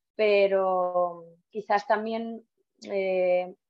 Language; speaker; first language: Spanish; non-native, fluent; Estonian